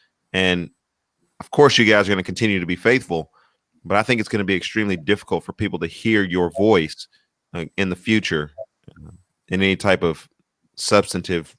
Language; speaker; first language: English; native; English